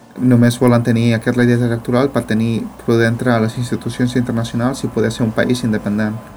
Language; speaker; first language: Catalan; non-native, fluent; Spanish